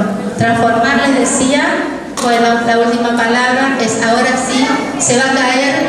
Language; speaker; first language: Spanish; native; Spanish